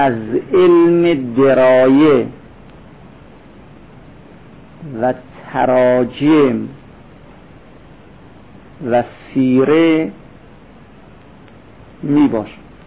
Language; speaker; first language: Persian; native; Persian